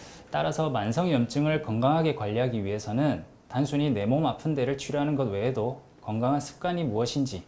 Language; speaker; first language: Korean; native; Korean